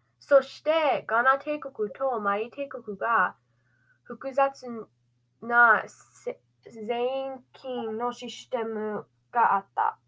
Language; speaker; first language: Japanese; non-native, learner; English